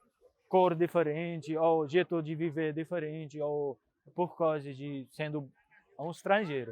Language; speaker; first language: Portuguese; non-native, fluent; Punjabi